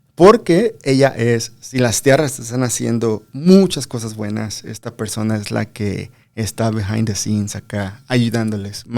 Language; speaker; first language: Spanish; early bilingual, other home language; English